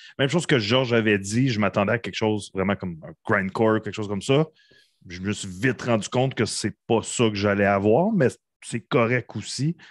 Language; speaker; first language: French; native; French